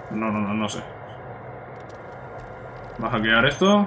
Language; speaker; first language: Spanish; native; Spanish